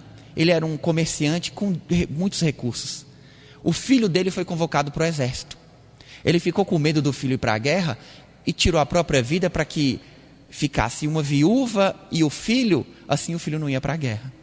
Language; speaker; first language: Portuguese; native; Portuguese